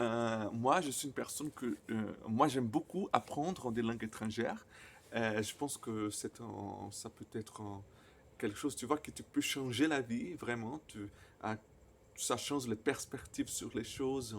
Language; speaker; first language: French; non-native, fluent; Portuguese